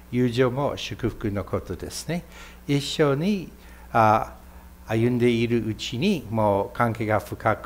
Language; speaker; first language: Japanese; non-native, fluent; English